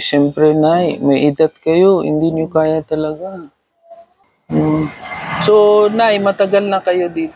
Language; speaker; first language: Filipino; non-native, learner; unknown